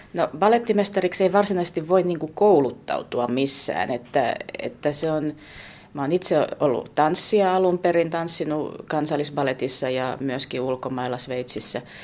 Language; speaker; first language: Finnish; native; Finnish